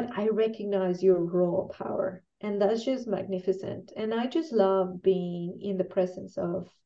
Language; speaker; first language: English; non-native, fluent; Spanish